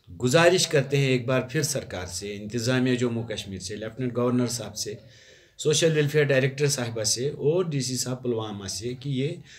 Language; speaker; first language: Hindi; non-native, local second language; Kashmiri